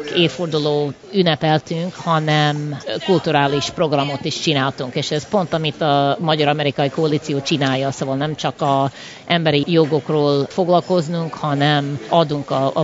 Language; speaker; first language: Hungarian; early bilingual, heritage; Hungarian